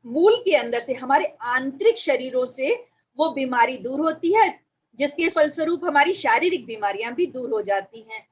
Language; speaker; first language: Hindi; native; Hindi